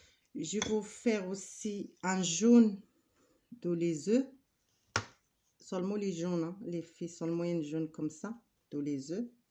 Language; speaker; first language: French; non-native, learner; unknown